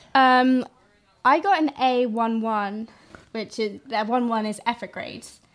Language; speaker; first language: English; non-native, fluent; Russian